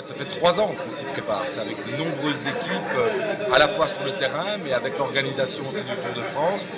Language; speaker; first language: French; native; French